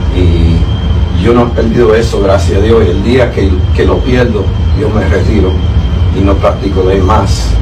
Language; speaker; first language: Spanish; early bilingual, heritage; Spanish